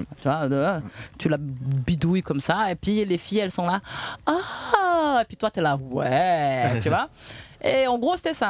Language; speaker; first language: French; native; French